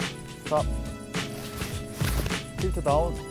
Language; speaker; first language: Korean; native; Korean